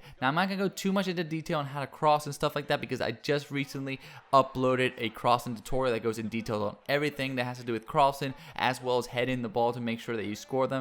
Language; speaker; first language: English; native; English